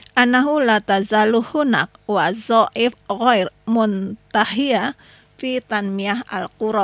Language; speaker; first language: Arabic; non-native, fluent; Indonesian